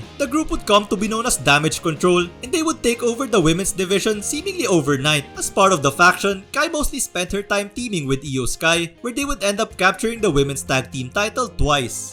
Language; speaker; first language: English; native; English